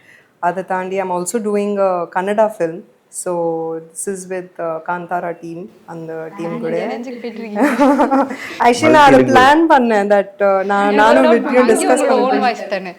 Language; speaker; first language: Tamil; non-native, fluent; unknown